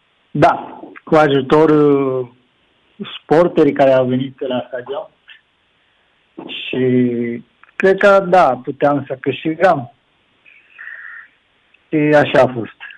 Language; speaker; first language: Romanian; non-native, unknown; Japanese